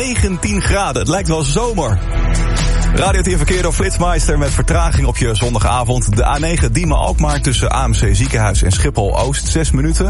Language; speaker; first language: Dutch; native; Dutch